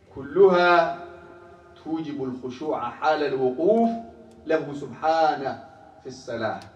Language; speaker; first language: Arabic; non-native, local second language; Somali